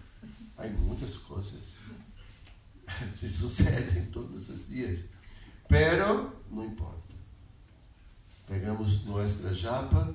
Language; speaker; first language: Spanish; non-native, learner; Portuguese